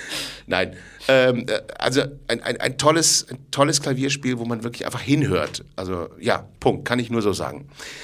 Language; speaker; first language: German; native; German